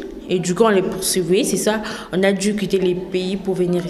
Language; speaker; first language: French; non-native, local second language; Lingala